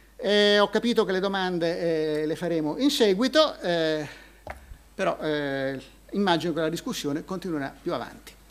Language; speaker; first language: Italian; native; Italian